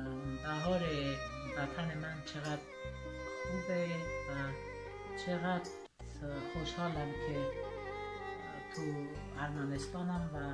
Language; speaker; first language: Persian; non-native, local second language; Armenian